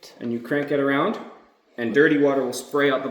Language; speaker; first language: English; native; English